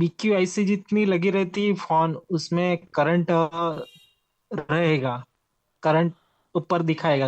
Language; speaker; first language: Hindi; native; Hindi